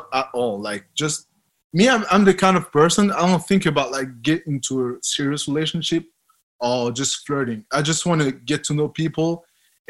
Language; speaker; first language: English; non-native, fluent; French